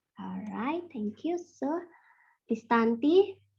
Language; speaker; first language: English; non-native, fluent; Indonesian